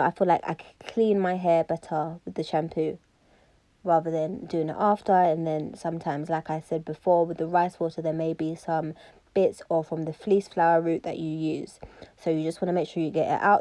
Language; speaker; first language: English; native; English